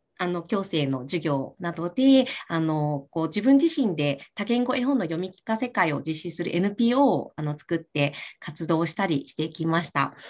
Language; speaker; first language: Japanese; native; Japanese